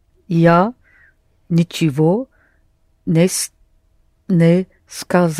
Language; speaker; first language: Russian; non-native, learner; English